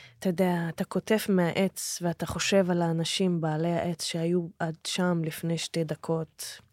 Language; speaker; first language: Hebrew; non-native, local second language; Arabic